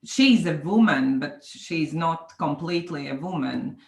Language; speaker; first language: English; non-native, fluent; Latvian